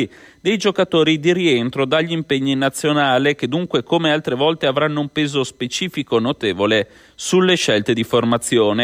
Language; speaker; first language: Italian; native; Italian